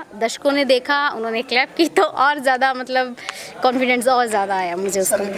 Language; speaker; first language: Hindi; native; Hindi